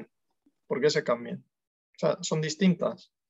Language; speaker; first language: Spanish; non-native, learner; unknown